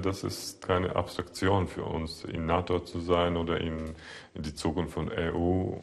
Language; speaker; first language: German; non-native, fluent; Latvian